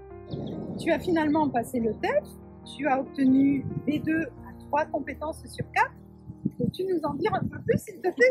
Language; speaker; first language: French; native; French